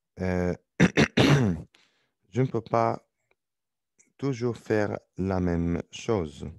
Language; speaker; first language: French; non-native, learner; Arabic